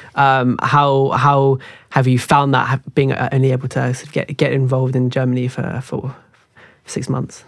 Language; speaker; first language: English; native; English